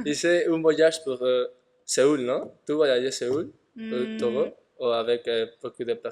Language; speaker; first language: French; non-native, learner; Spanish